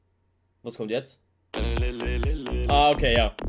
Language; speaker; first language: German; native; German